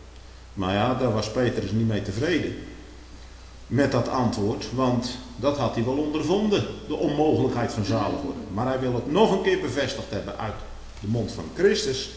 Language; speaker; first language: Dutch; native; Dutch